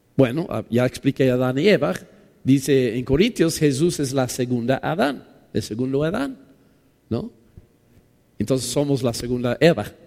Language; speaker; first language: Spanish; non-native, fluent; English